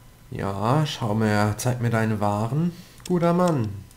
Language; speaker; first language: German; native; German